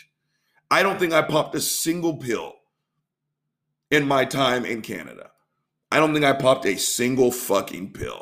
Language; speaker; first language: English; native; English